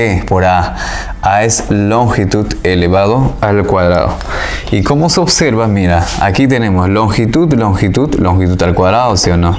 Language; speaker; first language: Spanish; native; Spanish